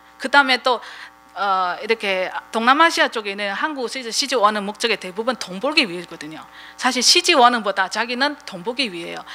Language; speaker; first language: Korean; non-native, fluent; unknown